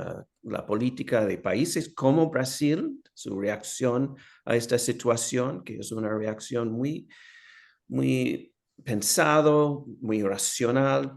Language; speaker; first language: Spanish; non-native, fluent; English